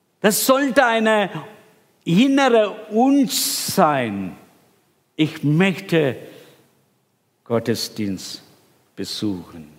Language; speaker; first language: German; non-native, fluent; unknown